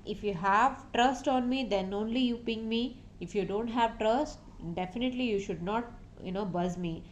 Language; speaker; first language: English; non-native, local second language; Telugu